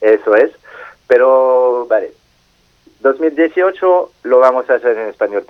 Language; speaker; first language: Spanish; non-native, fluent; French